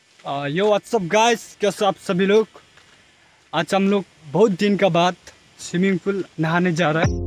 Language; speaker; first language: Hindi; non-native, learner; Nepali